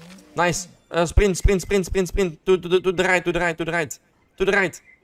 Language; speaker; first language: English; non-native, learner; Dutch